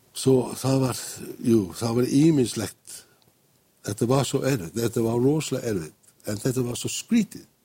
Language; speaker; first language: Icelandic; non-native, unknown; English